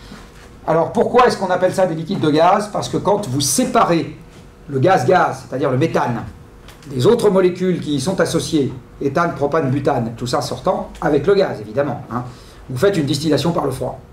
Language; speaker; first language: French; native; French